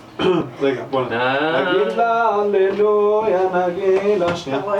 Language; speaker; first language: Hebrew; native; Hebrew